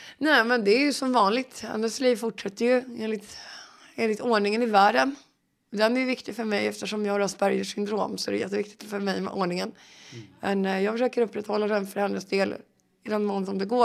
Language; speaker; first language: Swedish; native; Swedish